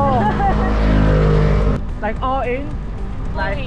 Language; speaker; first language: English; non-native, learner; Chinese